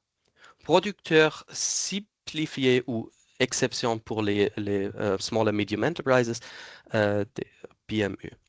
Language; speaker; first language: French; non-native, fluent; German